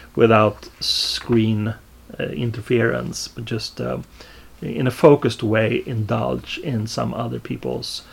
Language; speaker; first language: English; non-native, fluent; Swedish